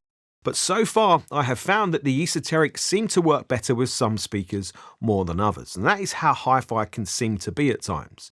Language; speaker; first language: English; native; English